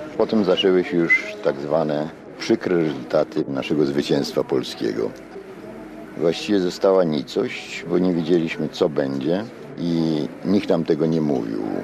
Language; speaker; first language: Polish; native; Polish